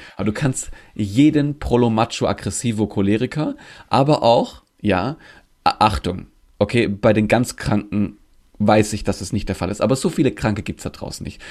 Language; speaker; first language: German; non-native, local second language; Greek